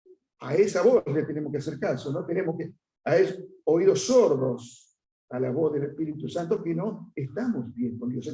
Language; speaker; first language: Spanish; native; Spanish